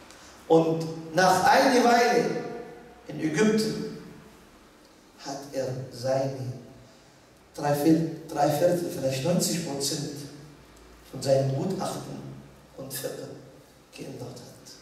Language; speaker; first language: German; non-native, fluent; Arabic